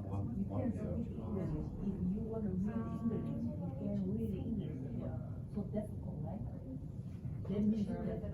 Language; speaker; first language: English; non-native, learner; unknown